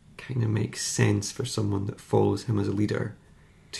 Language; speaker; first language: English; native; English